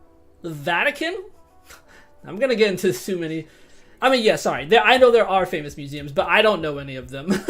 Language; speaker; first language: English; native; English